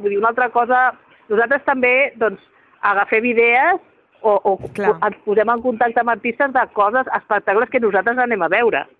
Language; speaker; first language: Catalan; native; Catalan